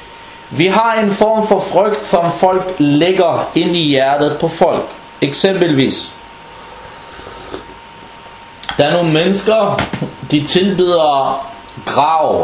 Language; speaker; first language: Danish; non-native, fluent; Arabic